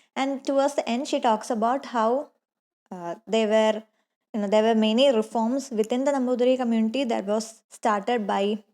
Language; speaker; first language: English; non-native, local second language; Malayalam